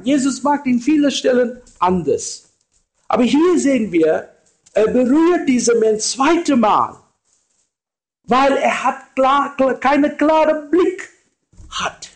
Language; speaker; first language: German; non-native, fluent; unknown